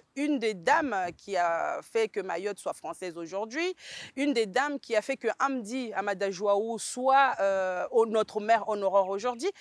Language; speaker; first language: French; native; French